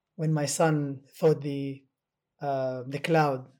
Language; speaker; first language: English; non-native, fluent; Arabic